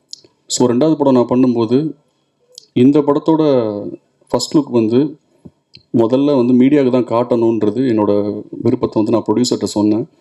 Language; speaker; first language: Tamil; native; Tamil